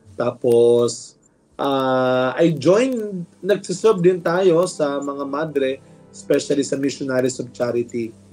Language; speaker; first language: Filipino; native; Filipino